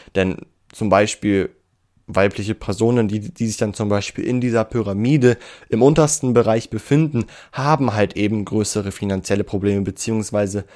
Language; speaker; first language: German; native; German